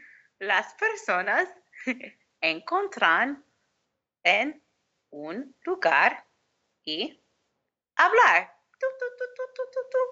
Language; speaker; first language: Spanish; non-native, learner; English